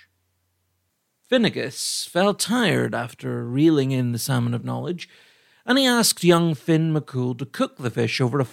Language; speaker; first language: English; native; English